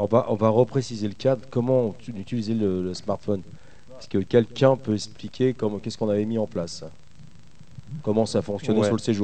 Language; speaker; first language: French; native; French